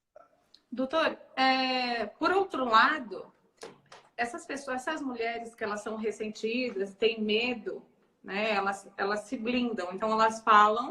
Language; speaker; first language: Portuguese; native; Portuguese